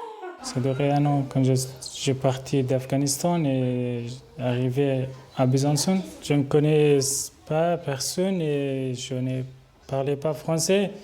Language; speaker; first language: French; non-native, learner; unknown